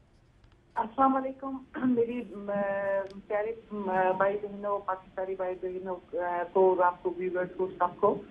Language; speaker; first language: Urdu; non-native, fluent; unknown